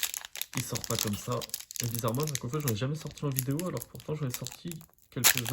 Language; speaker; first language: French; native; French